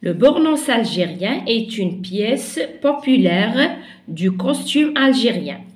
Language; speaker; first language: French; non-native, local second language; Arabic